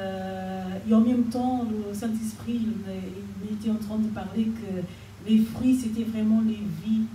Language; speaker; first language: French; non-native, fluent; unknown